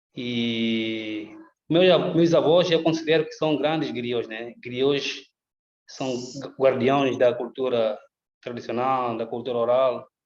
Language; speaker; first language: Portuguese; non-native, local second language; Upper Guinea Crioulo